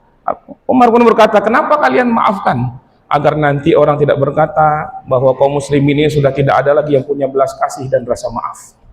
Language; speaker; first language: Indonesian; native; Indonesian